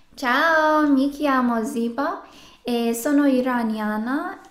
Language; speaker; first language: Italian; non-native, fluent; Persian